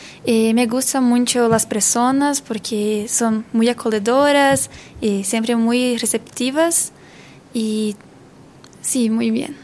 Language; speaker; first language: Spanish; non-native, learner; Portuguese